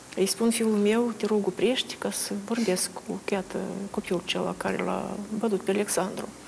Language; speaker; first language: Romanian; native; Romanian